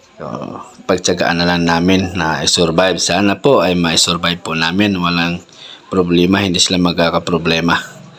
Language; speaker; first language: Filipino; non-native, local second language; Cebuano